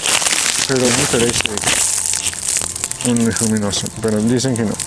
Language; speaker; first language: Spanish; non-native, fluent; English